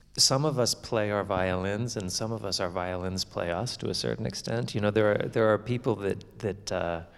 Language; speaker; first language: English; native; English